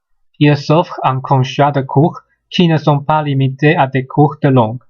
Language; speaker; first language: French; non-native, learner; Chinese